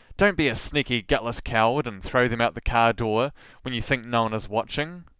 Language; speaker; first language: English; native; English